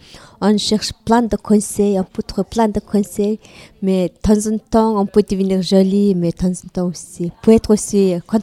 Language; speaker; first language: French; non-native, learner; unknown